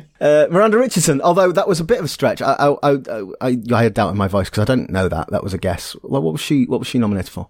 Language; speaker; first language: English; native; English